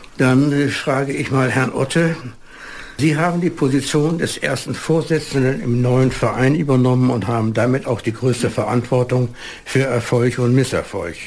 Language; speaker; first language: German; native; German